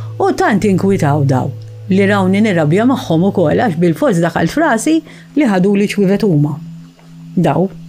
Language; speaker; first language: Maltese; early bilingual, heritage; Maltese